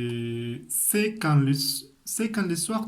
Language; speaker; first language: French; non-native, fluent; Spanish